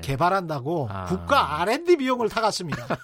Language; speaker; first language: Korean; native; Korean